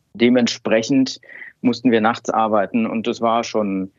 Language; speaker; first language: German; native; German